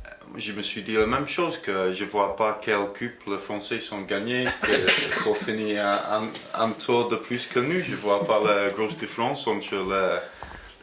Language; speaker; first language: French; non-native, fluent; English